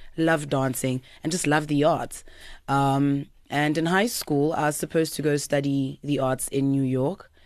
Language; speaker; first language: English; native; English